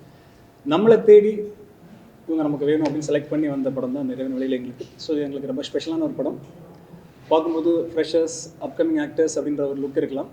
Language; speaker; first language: Tamil; native; Tamil